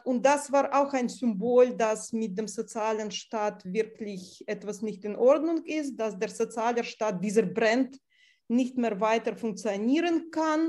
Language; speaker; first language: German; non-native, fluent; Russian